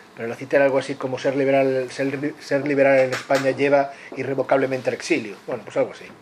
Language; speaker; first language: Spanish; non-native, local second language; Galician